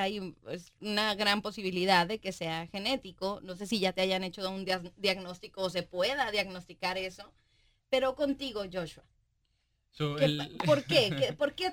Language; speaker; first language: Spanish; native; Spanish